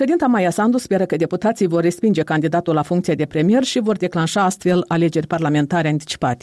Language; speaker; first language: Romanian; native; Romanian